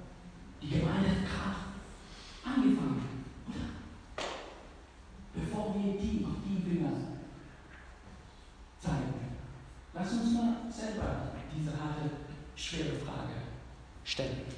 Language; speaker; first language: German; non-native, fluent; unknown